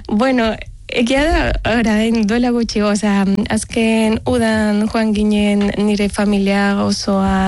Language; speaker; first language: Basque; non-native, learner; Spanish